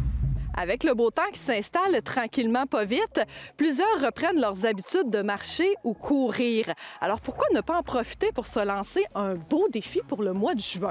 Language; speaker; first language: French; native; French